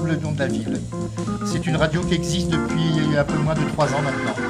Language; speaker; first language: French; native; French